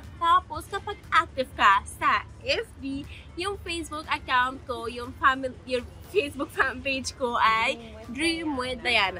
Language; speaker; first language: Filipino; non-native, learner; Arabic